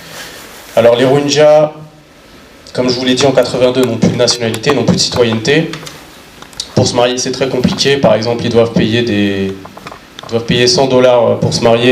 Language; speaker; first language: French; native; French